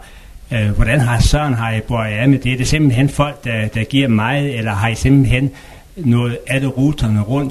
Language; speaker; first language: Danish; native; Danish